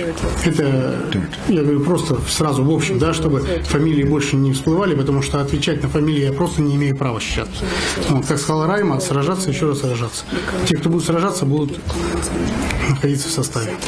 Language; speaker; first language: Russian; native; Russian